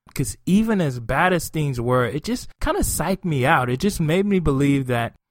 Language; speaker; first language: English; non-native, local second language; Yoruba